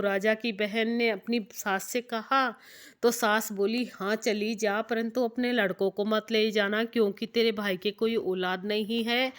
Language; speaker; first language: Hindi; native; Hindi